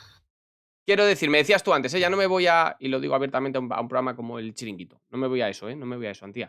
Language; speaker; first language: Spanish; native; Spanish